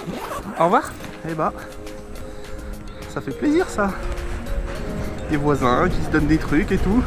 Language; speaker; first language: French; native; French